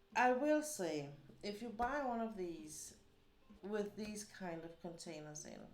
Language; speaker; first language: English; non-native, fluent; Danish